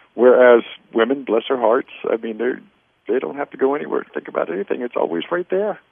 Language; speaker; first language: English; native; English